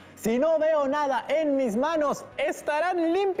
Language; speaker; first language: Spanish; native; Spanish